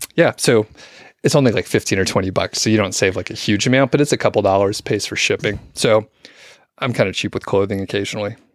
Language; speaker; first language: English; early bilingual, other home language; Filipino